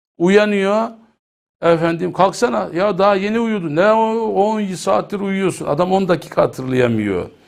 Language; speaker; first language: Turkish; native; Turkish